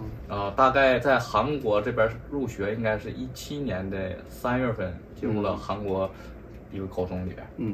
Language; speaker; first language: Chinese; native; Chinese